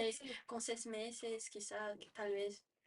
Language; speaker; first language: Spanish; non-native, fluent; Portuguese